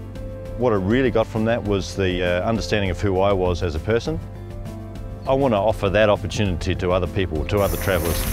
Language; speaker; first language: English; native; English